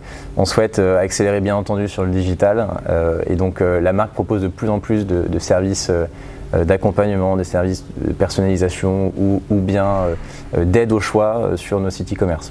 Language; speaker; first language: French; native; French